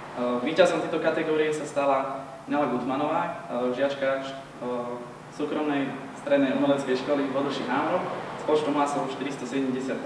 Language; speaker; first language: Slovak; native; Slovak